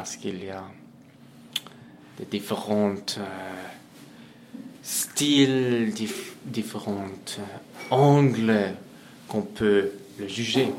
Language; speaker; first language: French; non-native, fluent; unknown